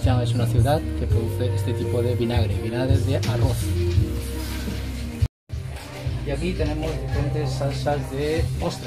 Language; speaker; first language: Spanish; non-native, fluent; Chinese